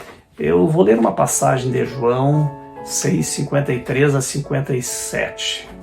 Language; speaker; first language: Portuguese; native; Portuguese